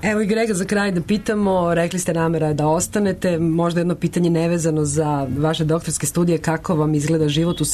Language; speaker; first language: Serbian; native; Serbian